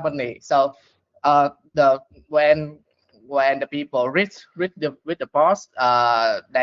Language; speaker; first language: English; non-native, learner; Vietnamese